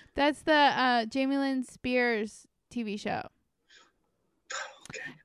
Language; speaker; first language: English; native; English